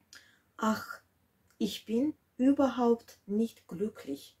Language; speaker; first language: German; non-native, fluent; Georgian